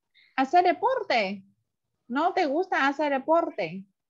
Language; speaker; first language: Spanish; non-native, fluent; Vietnamese